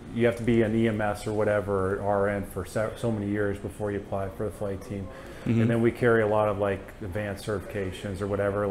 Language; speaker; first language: English; native; English